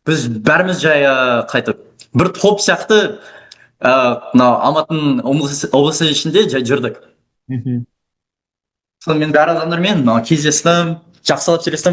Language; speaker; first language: Kazakh; early bilingual, heritage; Kazakh